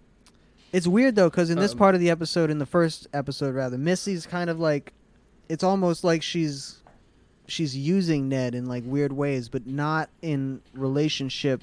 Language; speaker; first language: English; native; English